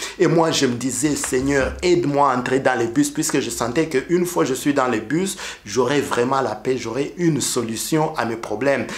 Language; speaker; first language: French; non-native, local second language; Kinyarwanda